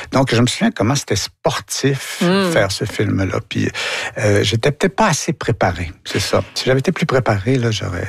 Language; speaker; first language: French; native; French